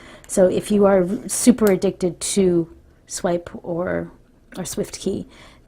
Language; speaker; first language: English; native; English